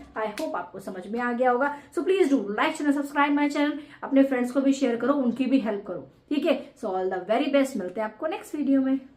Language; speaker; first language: Hindi; native; Hindi